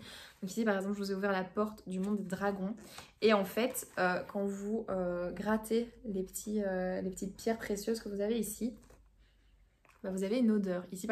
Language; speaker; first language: French; native; French